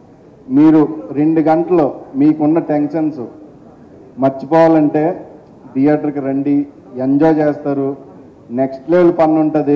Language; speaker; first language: Telugu; native; Telugu